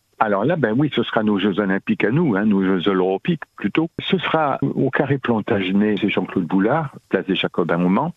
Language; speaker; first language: French; native; French